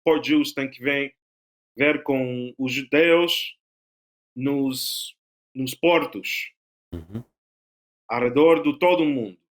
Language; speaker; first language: Portuguese; non-native, fluent; Spanish